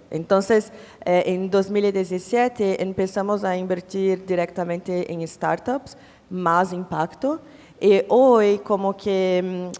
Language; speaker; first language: Spanish; non-native, fluent; Portuguese